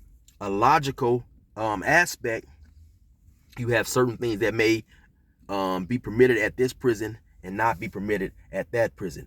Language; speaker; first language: English; native; English